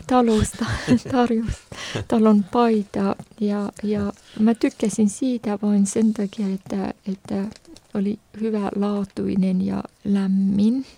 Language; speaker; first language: Finnish; non-native, fluent; Persian